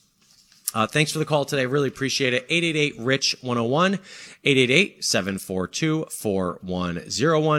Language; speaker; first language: English; native; English